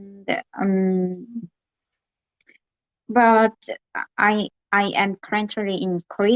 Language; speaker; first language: English; non-native, learner; Korean